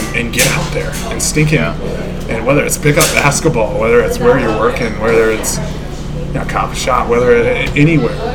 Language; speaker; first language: English; native; English